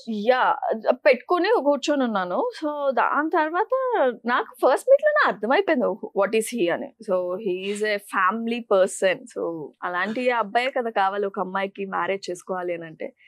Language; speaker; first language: Telugu; native; Telugu